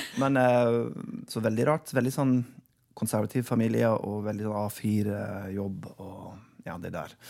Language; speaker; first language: Norwegian; non-native, fluent; English